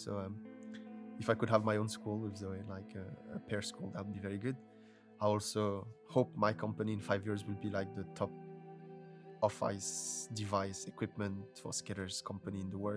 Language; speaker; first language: English; non-native, fluent; French